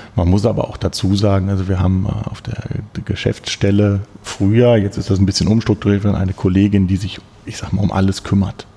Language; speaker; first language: German; native; German